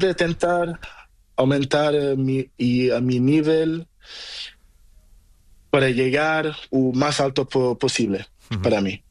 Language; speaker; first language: Spanish; non-native, learner; Portuguese